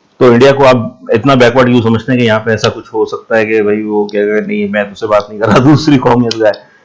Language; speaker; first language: Urdu; non-native, fluent; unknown